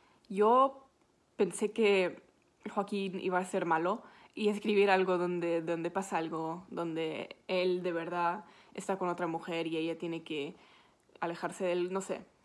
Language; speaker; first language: Spanish; non-native, fluent; English